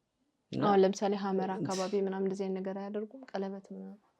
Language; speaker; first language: Amharic; native; Amharic